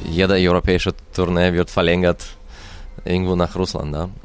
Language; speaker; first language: German; non-native, fluent; Russian